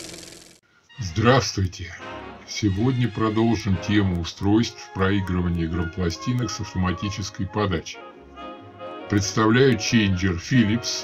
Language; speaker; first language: Russian; native; Russian